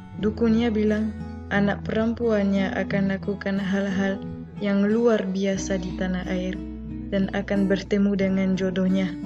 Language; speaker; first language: Indonesian; non-native, fluent; French